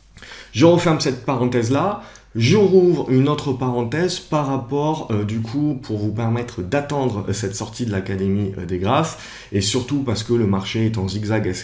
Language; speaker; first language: French; native; French